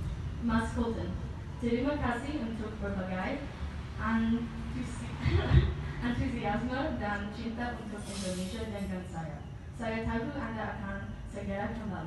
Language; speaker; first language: Indonesian; non-native, learner; English